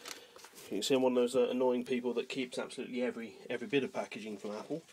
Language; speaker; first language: English; native; English